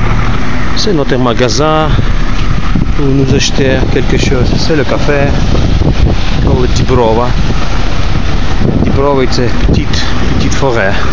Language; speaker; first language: French; non-native, learner; Ukrainian